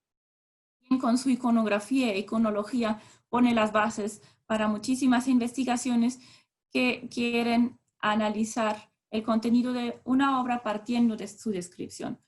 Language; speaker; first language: Spanish; non-native, fluent; German